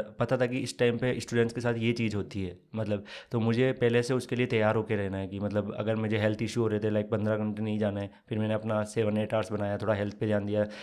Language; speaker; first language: Hindi; native; Hindi